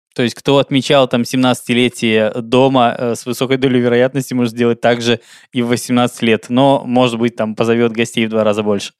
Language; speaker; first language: Russian; native; Russian